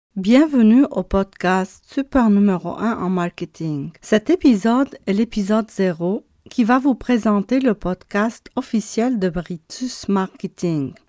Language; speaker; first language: French; non-native, local second language; Arabic